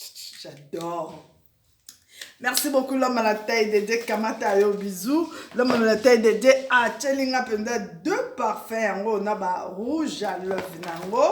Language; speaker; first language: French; non-native, local second language; Lingala